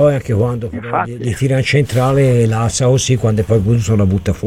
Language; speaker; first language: Italian; native; Italian